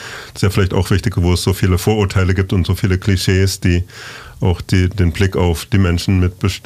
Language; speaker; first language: German; native; German